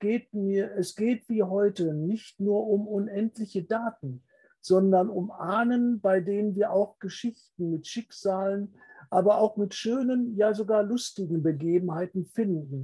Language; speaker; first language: German; native; German